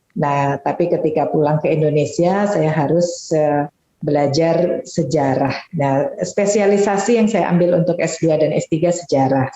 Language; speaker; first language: Indonesian; native; Indonesian